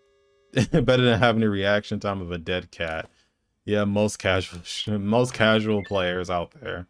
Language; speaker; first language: English; native; English